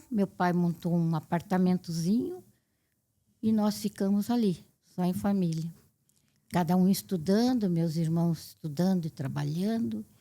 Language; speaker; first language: Portuguese; native; Portuguese